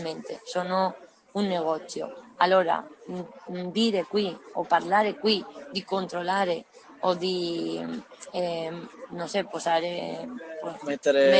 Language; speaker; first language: Italian; non-native, learner; Spanish